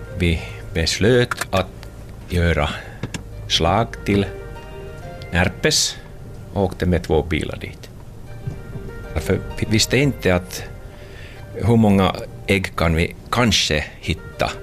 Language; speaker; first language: Swedish; non-native, local second language; Finnish